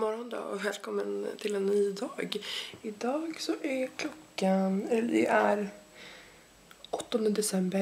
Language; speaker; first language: Swedish; native; Swedish